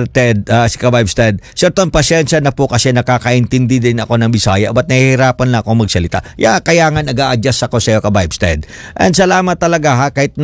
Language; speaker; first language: Filipino; non-native, local second language; Cebuano